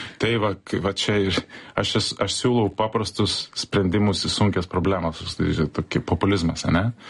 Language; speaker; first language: Lithuanian; early bilingual, heritage; Lithuanian